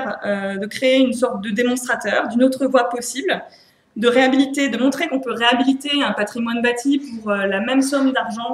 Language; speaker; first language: French; native; French